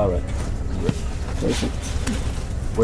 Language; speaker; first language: English; non-native, fluent; Swedish